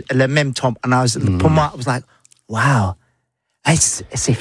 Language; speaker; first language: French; non-native, learner; English